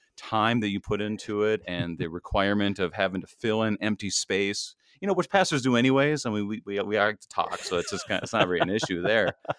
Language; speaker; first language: English; native; English